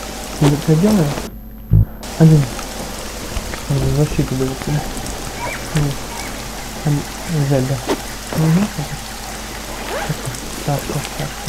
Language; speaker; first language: Russian; native; Russian